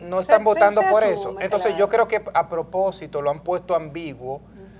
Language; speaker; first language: Spanish; native; Spanish